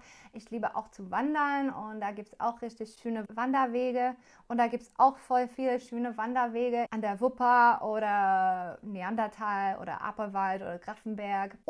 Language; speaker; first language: German; non-native, learner; English